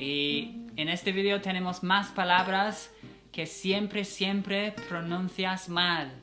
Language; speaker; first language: Spanish; non-native, fluent; English